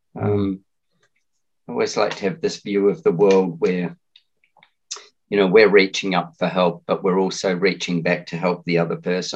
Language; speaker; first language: English; native; English